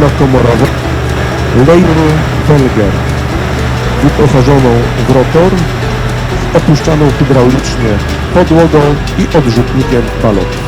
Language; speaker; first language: Polish; native; Polish